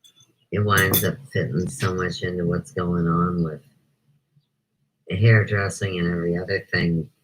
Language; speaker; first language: English; native; English